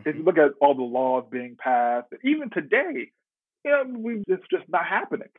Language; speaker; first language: English; native; English